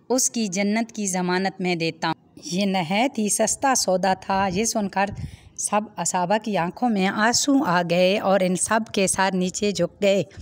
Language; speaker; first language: Hindi; native; Hindi